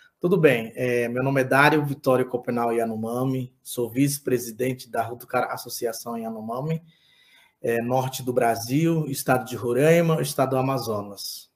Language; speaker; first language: Portuguese; non-native, local second language; Yanomámi